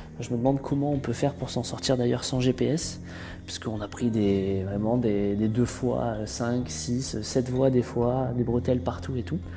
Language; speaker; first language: French; native; French